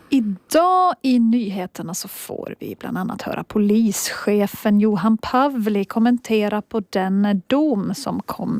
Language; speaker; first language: Swedish; native; Swedish